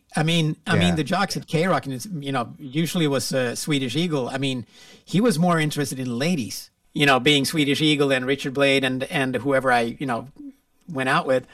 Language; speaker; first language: English; non-native, fluent; Swedish